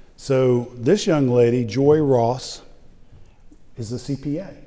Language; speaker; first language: English; native; English